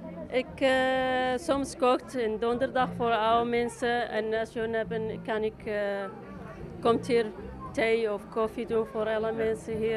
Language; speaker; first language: Dutch; non-native, learner; Kurdish